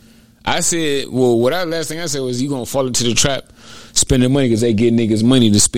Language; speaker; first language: English; native; English